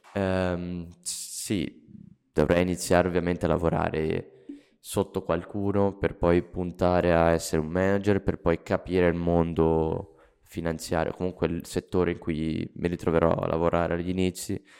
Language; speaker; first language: Italian; native; Italian